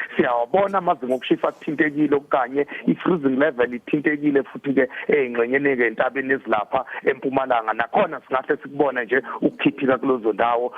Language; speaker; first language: Zulu; native; Zulu